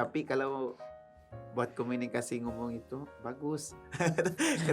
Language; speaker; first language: Indonesian; non-native, learner; Tausug